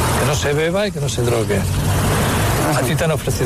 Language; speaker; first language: Spanish; native; Spanish